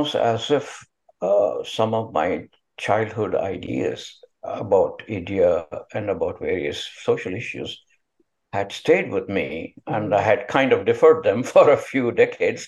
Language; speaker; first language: English; non-native, local second language; Kannada